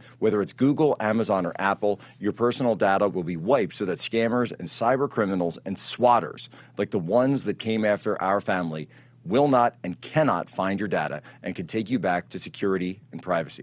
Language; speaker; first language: English; native; English